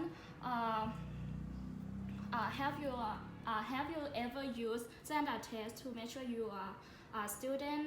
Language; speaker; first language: English; non-native, learner; Thai